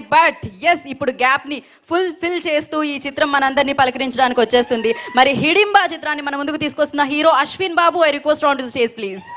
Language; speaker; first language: Telugu; native; Telugu